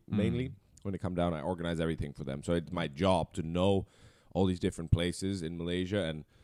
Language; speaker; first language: English; non-native, fluent; Dutch